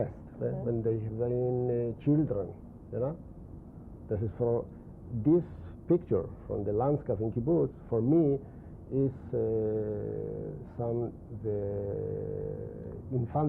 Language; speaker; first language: English; non-native, learner; Spanish